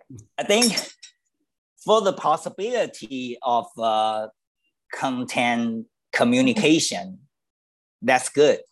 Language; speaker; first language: English; non-native, learner; Chinese